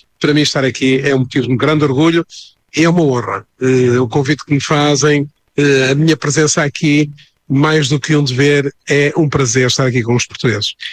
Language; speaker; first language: Portuguese; native; Portuguese